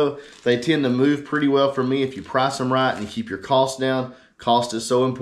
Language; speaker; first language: English; native; English